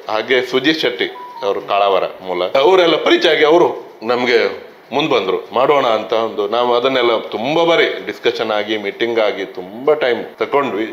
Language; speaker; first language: Kannada; native; Kannada